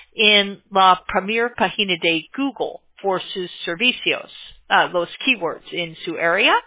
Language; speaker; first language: Spanish; non-native, learner; English